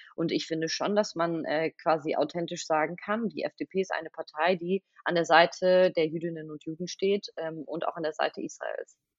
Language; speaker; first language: German; native; German